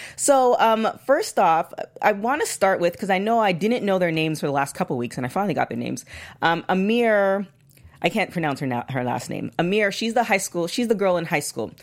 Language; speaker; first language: English; native; English